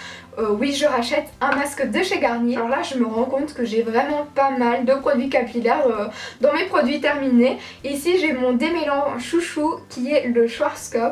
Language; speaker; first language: French; native; French